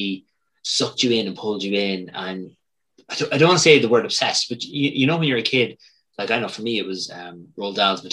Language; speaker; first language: English; native; English